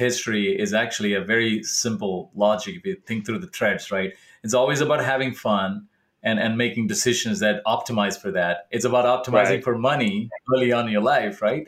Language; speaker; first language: English; non-native, local second language; Tamil